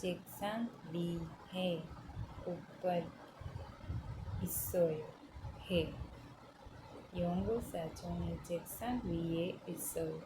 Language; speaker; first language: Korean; non-native, fluent; Hindi